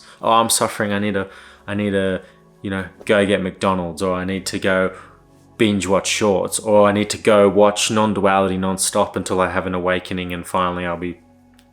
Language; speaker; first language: English; native; English